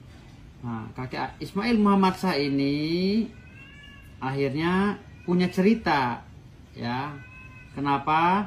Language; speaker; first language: Indonesian; native; Indonesian